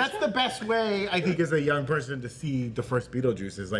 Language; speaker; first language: English; native; English